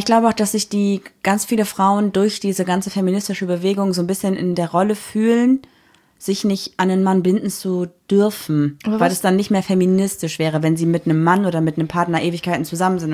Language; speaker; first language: German; native; German